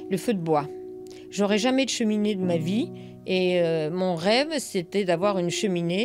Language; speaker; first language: French; native; French